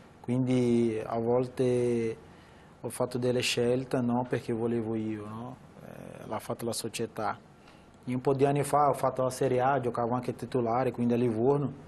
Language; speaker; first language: Italian; non-native, fluent; Portuguese